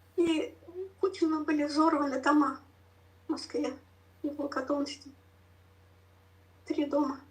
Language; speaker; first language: Russian; native; Russian